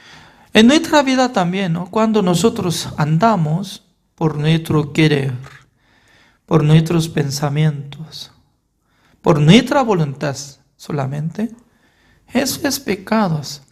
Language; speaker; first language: Spanish; non-native, fluent; Korean